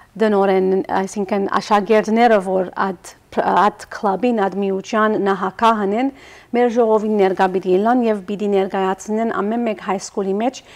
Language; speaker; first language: Armenian; early bilingual, heritage; Armenian